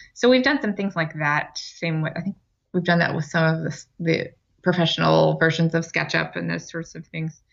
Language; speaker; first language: English; native; English